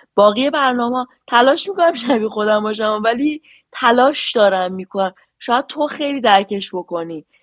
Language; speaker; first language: Persian; native; Persian